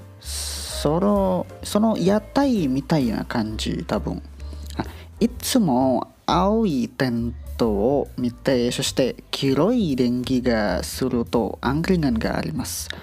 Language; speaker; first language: Japanese; non-native, learner; Indonesian